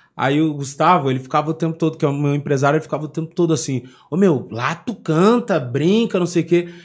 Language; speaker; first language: Portuguese; native; Portuguese